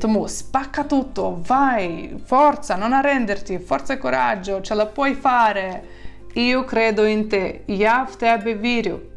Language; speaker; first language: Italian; non-native, fluent; Ukrainian